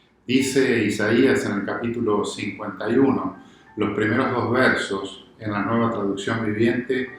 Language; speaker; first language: Spanish; native; Spanish